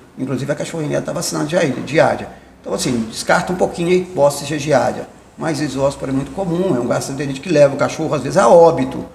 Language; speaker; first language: Portuguese; native; Portuguese